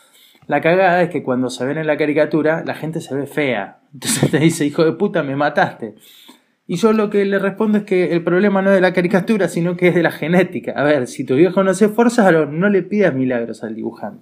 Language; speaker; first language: Spanish; native; Spanish